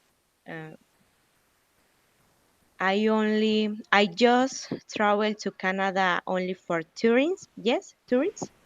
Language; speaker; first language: English; non-native, learner; Spanish